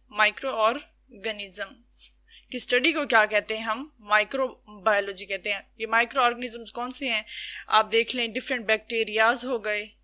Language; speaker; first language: Urdu; native; Urdu